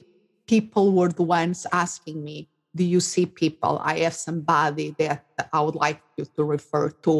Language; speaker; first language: English; non-native, fluent; Portuguese